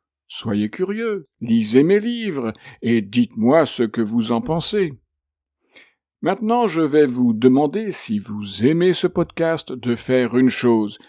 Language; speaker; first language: French; native; French